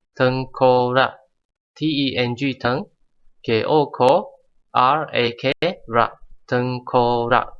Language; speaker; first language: Malay; non-native, local second language; Chinese